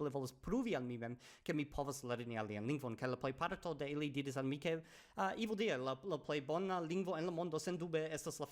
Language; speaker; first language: Spanish; non-native, fluent; English